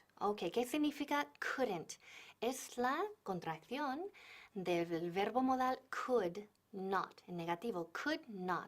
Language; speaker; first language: Spanish; non-native, fluent; English